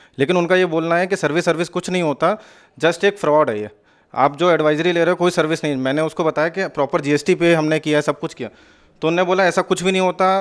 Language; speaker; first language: Hindi; native; Hindi